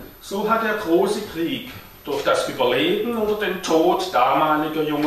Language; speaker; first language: German; native; German